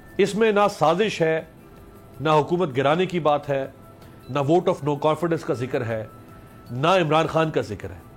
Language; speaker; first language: Urdu; native; Urdu